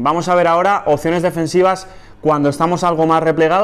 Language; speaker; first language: Spanish; native; Spanish